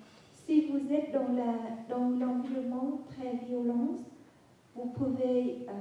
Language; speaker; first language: French; non-native, fluent; Vietnamese